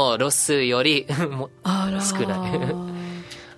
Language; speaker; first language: Japanese; non-native, learner; English